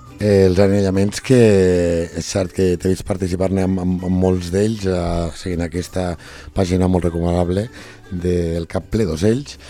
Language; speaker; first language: Catalan; native; Catalan